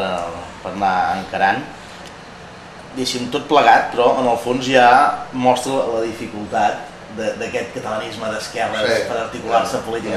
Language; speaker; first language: Catalan; native; Catalan